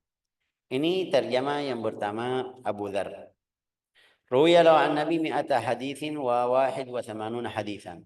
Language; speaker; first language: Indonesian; non-native, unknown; Arabic